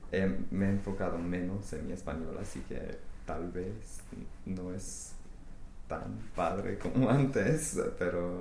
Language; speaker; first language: Spanish; non-native, fluent; English